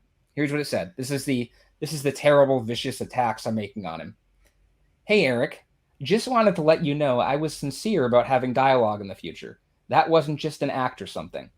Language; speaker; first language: English; native; English